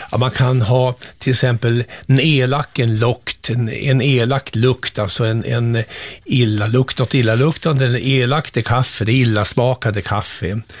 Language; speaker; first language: Swedish; native; Swedish